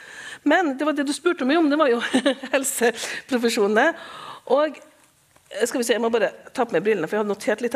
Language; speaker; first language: Norwegian; native; Norwegian